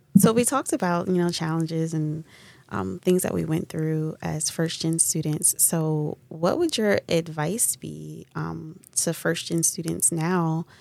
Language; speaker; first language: English; native; English